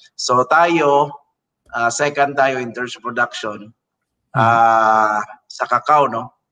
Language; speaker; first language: Filipino; non-native, local second language; Cebuano